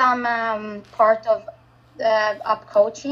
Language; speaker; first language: English; non-native, fluent; Finnish